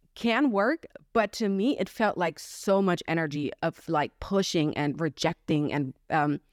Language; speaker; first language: English; non-native, fluent; German